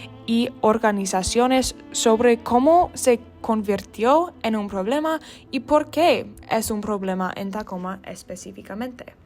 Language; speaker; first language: Spanish; non-native, learner; English